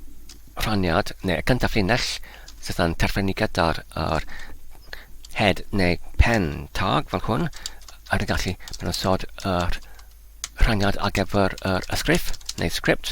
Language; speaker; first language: Welsh; non-native, learner; Polish